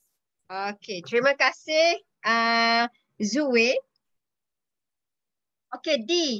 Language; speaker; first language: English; non-native, local second language; Malay